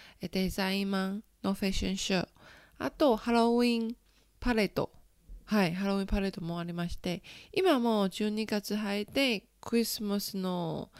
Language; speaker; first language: Japanese; non-native, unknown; Chinese